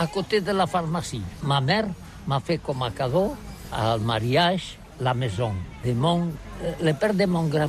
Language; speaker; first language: French; non-native, learner; Catalan